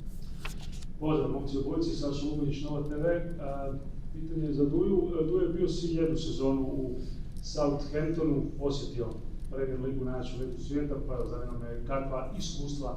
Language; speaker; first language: Croatian; native; Croatian